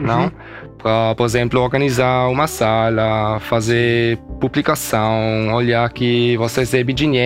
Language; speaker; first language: Portuguese; early bilingual, heritage; Portuguese